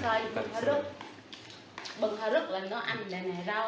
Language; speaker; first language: Vietnamese; native; Vietnamese